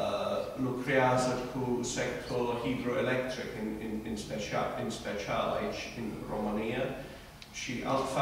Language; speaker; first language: Romanian; non-native, fluent; English